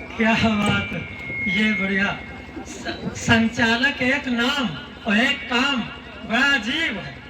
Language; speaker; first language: Hindi; native; Hindi